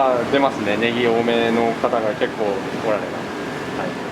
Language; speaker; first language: Japanese; native; Japanese